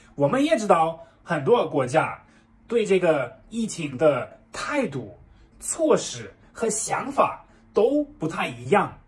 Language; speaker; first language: Chinese; non-native, fluent; German